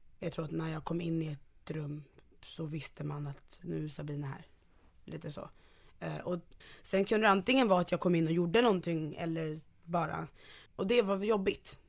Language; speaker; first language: Swedish; early bilingual, other home language; Ganda